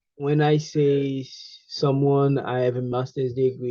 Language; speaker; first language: English; non-native, learner; Haitian Creole